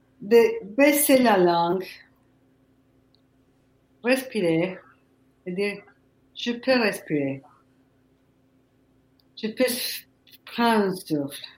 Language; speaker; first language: French; non-native, fluent; Spanish